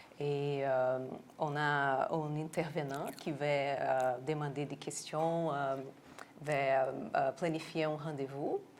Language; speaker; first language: French; non-native, local second language; English